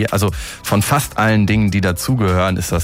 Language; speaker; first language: German; native; German